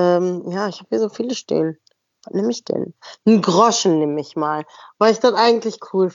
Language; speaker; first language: German; native; German